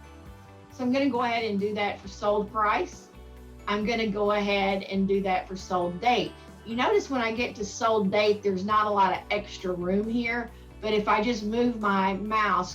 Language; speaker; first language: English; native; English